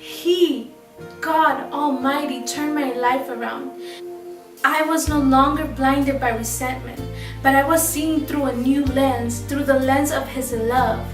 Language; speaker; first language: English; early bilingual, other home language; Spanish